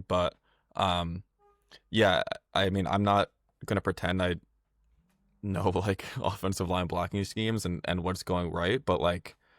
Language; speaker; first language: English; native; English